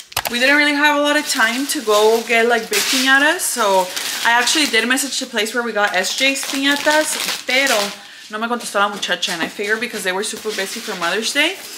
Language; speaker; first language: English; early bilingual, other home language; Spanish